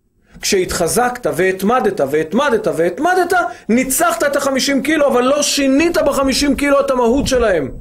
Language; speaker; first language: Hebrew; native; Hebrew